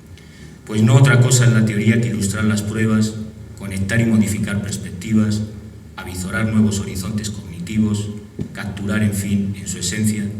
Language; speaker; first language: Spanish; native; Spanish